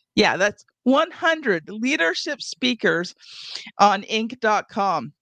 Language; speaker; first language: English; native; English